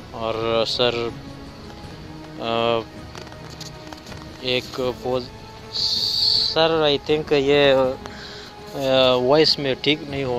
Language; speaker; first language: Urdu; non-native, local second language; Pashto